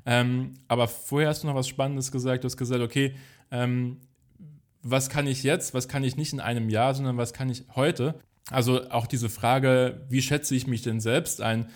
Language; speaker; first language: German; native; German